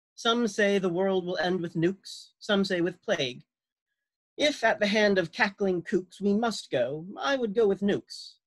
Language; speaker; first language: English; native; English